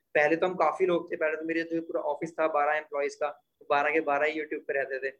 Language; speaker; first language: Hindi; native; Hindi